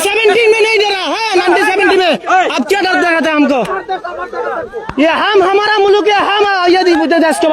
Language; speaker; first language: Hindi; non-native, learner; Bangla